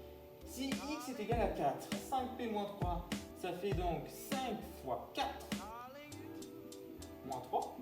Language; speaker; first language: French; native; French